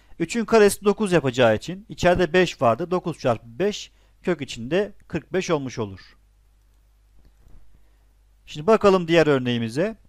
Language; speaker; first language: Turkish; native; Turkish